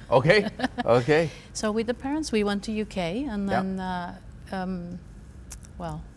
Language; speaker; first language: English; non-native, fluent; Romanian